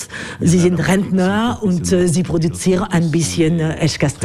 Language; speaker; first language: German; non-native, learner; French